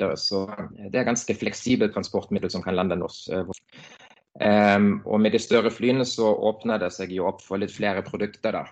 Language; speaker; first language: Norwegian; non-native, fluent; German